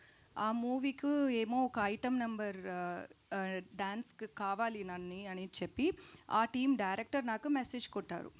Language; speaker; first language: Telugu; non-native, learner; Tamil